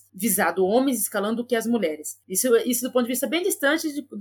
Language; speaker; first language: Portuguese; native; Portuguese